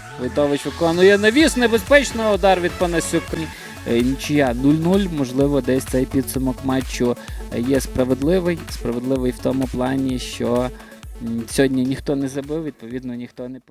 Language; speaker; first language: Ukrainian; native; Ukrainian